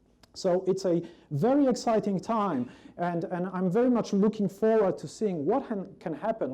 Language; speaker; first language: English; non-native, fluent; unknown